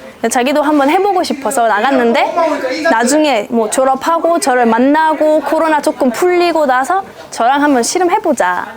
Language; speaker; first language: Korean; non-native, fluent; German